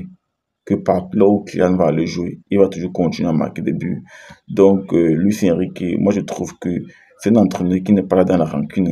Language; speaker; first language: French; native; French